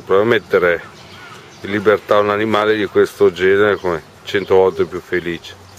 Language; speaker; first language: Italian; native; Italian